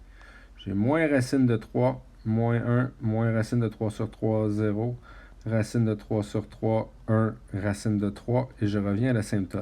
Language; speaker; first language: French; native; French